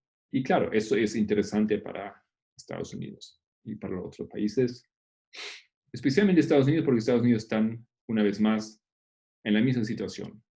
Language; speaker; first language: Spanish; non-native, fluent; Portuguese